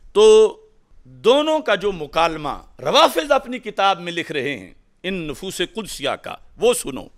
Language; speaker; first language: Urdu; non-native, local second language; Punjabi